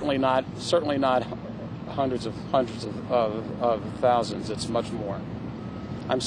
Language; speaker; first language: English; native; English